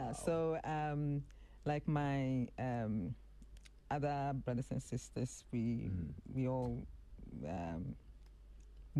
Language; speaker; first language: English; non-native, local second language; Akan